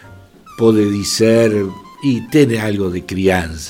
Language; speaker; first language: Portuguese; non-native, fluent; Spanish